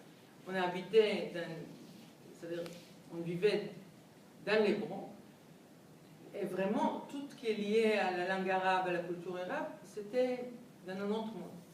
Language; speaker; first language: French; non-native, fluent; Hebrew